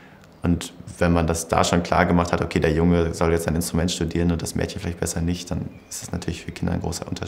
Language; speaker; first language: German; native; German